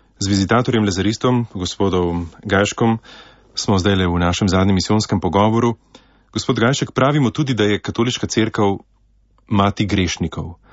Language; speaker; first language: Slovenian; native; Slovenian